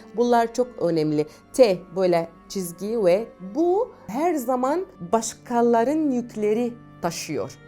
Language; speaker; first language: Turkish; non-native, fluent; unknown